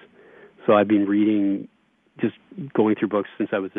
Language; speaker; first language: English; native; English